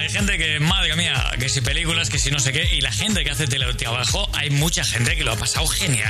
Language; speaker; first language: Spanish; native; Spanish